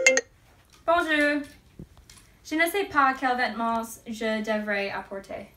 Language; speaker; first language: French; non-native, learner; English